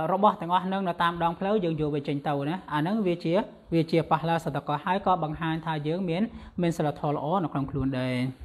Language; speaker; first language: Khmer; non-native, local second language; Western Cham